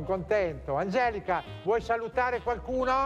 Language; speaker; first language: Italian; native; Italian